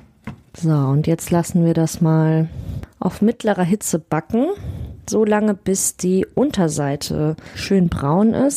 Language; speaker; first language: German; native; German